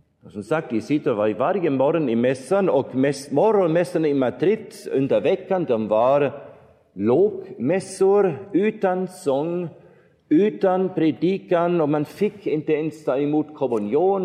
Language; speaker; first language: Swedish; non-native, fluent; German